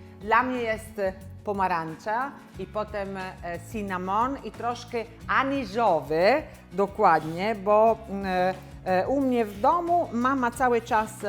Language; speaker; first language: Polish; non-native, learner; Italian